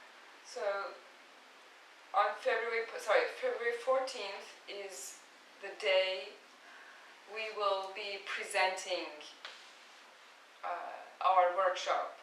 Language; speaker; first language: English; non-native, fluent; Turkish